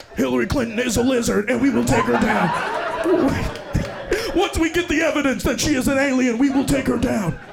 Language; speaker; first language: English; native; English